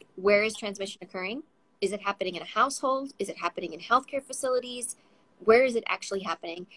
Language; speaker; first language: English; native; English